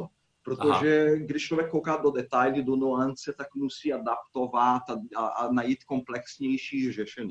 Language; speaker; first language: Czech; non-native, fluent; Portuguese